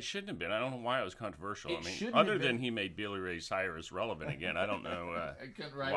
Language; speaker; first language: English; native; English